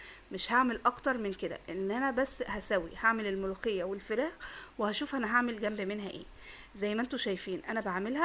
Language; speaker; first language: Arabic; native; Arabic